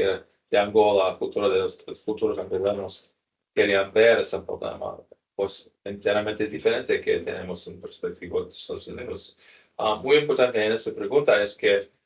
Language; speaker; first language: Spanish; non-native, learner; English